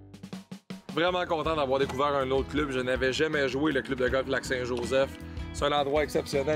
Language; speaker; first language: French; native; French